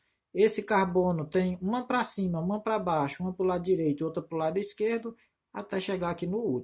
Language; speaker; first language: Portuguese; native; Portuguese